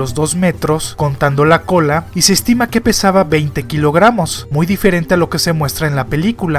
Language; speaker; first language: Spanish; native; Spanish